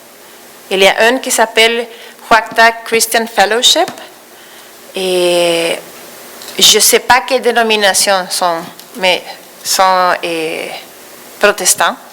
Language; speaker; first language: French; non-native, fluent; Spanish